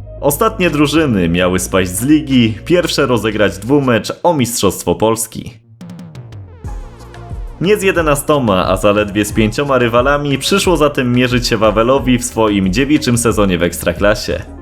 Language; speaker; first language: Polish; native; Polish